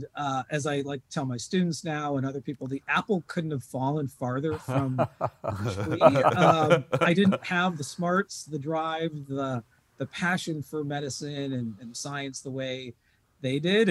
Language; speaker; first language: English; native; English